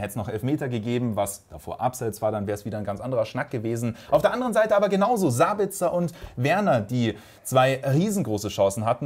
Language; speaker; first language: German; native; German